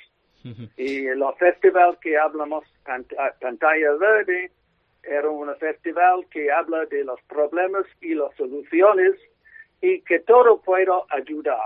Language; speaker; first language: Spanish; non-native, learner; English